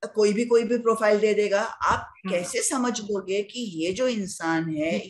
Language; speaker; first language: Hindi; native; Hindi